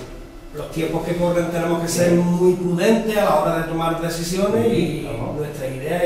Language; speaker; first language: Spanish; native; Spanish